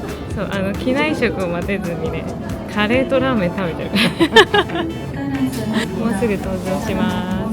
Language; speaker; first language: Japanese; native; Japanese